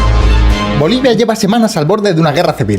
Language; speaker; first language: Spanish; native; Spanish